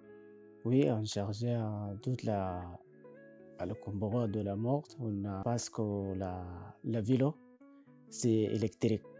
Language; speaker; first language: French; non-native, learner; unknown